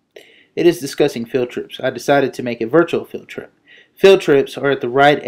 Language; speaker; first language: English; native; English